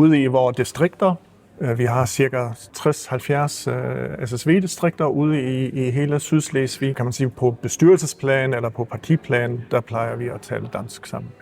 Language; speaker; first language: Danish; early bilingual, heritage; Danish